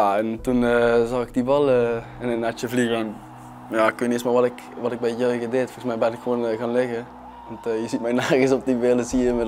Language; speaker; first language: Dutch; native; Dutch